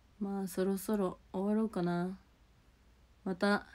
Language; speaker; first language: Japanese; native; Japanese